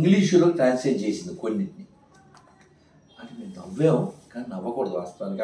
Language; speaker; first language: Telugu; native; Telugu